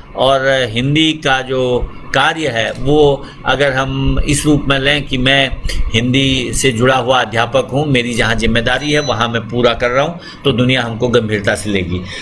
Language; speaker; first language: Hindi; native; Hindi